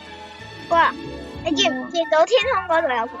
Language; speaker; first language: Chinese; early bilingual, heritage; Cantonese